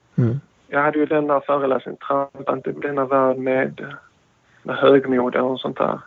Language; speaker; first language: Swedish; early bilingual, other home language; Turkish